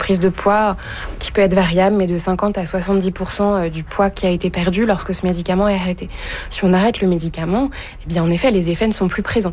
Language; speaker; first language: French; native; French